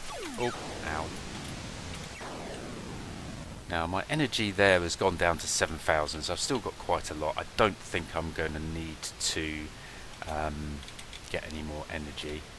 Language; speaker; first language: English; native; English